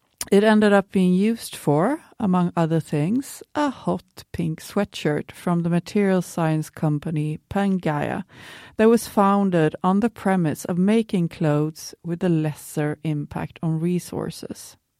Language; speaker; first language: English; non-native, fluent; Swedish